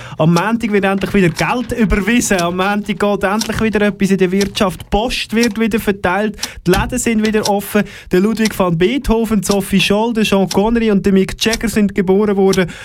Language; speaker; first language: German; native; German